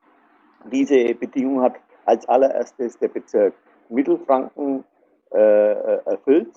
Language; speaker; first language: German; native; German